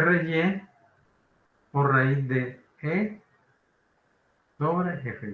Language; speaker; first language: Spanish; native; Spanish